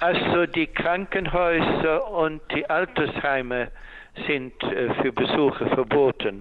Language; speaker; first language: German; non-native, fluent; Swedish